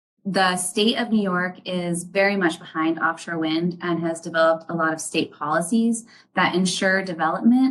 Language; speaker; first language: English; native; English